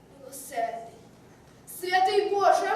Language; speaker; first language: Ukrainian; native; Ukrainian